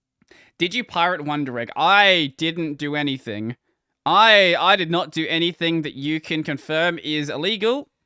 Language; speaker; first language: English; native; English